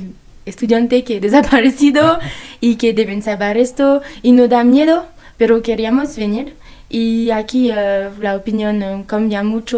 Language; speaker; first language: Spanish; non-native, learner; French